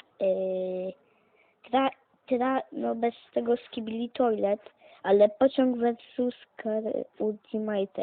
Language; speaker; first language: Polish; native; Polish